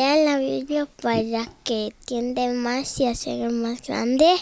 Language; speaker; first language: Spanish; early bilingual, heritage; Spanish